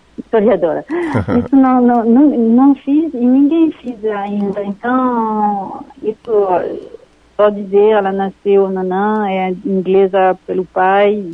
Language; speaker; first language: Portuguese; non-native, fluent; French